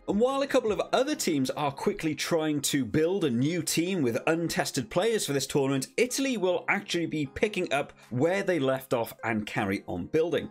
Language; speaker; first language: English; native; English